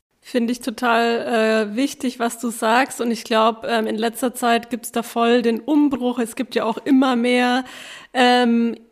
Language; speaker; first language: German; native; German